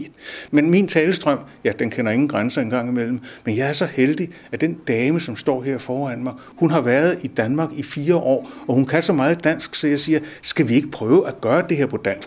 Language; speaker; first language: Danish; native; Danish